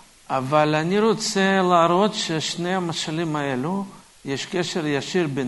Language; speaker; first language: Hebrew; non-native, fluent; Russian